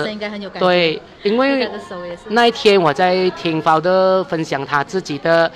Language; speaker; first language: Chinese; native; Chinese